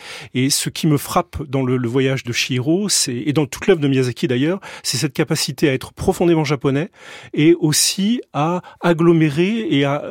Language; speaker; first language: French; native; French